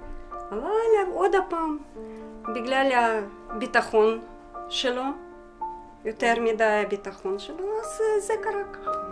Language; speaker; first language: Hebrew; non-native, fluent; Russian